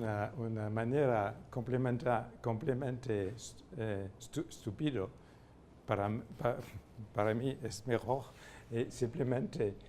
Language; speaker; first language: Spanish; non-native, fluent; French